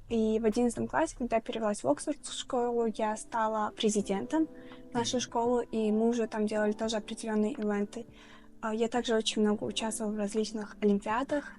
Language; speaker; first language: Russian; non-native, local second language; Tajik